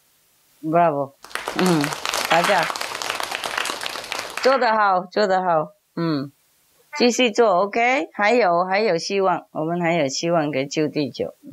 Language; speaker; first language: Chinese; non-native, fluent; Vietnamese